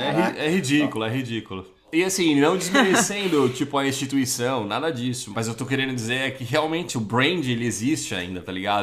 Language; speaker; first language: Portuguese; native; Portuguese